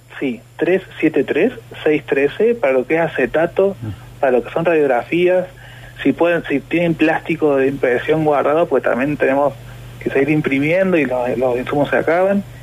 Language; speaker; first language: Spanish; native; Spanish